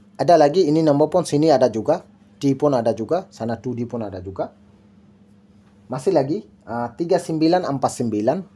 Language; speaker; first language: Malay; non-native, learner; Bangla